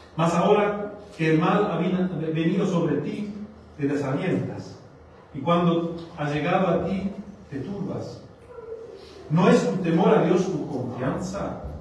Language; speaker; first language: Spanish; non-native, fluent; German